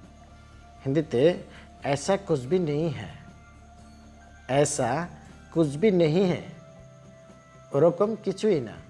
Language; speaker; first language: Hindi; non-native, local second language; Bangla